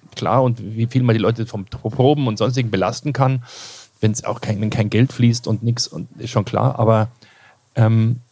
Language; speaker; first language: German; native; German